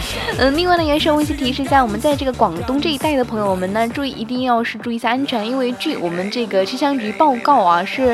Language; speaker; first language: Chinese; native; Chinese